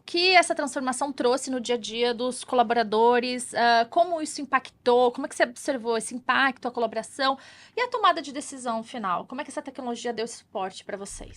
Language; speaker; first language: Portuguese; native; Portuguese